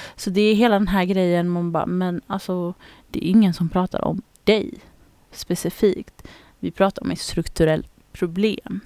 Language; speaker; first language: Swedish; early bilingual, other home language; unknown